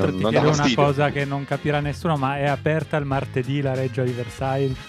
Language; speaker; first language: Italian; native; Italian